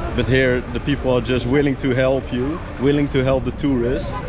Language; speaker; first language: English; non-native, fluent; Dutch